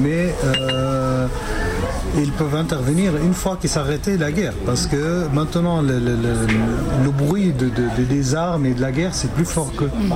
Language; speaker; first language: French; non-native, fluent; Arabic